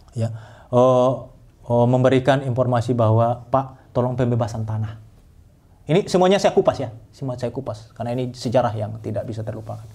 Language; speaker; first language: Indonesian; non-native, local second language; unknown